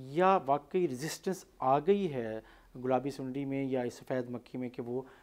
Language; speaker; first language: Urdu; non-native, local second language; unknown